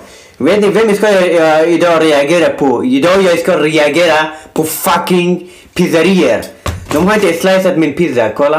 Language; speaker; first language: Swedish; non-native, learner; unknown